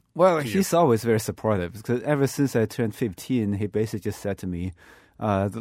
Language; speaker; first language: English; non-native, fluent; Chinese